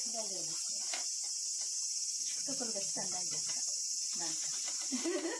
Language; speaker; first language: Japanese; native; Japanese